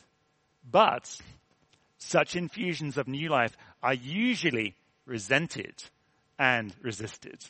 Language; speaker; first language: English; native; English